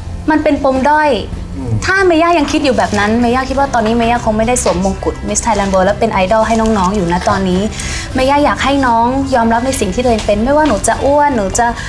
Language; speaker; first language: Thai; native; Thai